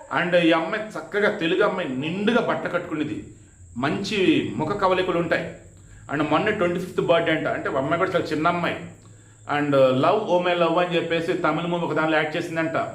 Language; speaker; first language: Telugu; native; Telugu